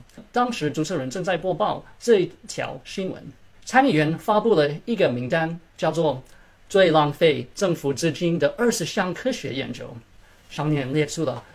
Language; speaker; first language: Chinese; early bilingual, heritage; Chinese